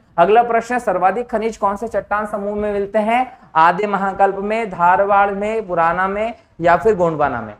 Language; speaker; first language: Hindi; native; Hindi